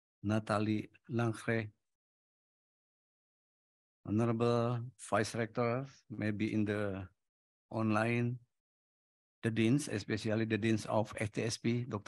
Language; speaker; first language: English; non-native, fluent; Indonesian